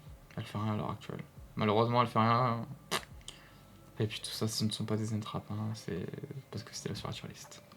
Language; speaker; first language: French; native; French